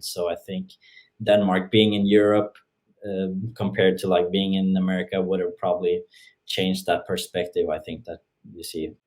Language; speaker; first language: English; non-native, fluent; Norwegian